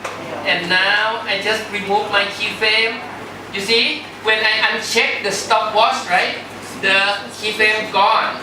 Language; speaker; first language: English; non-native, fluent; Thai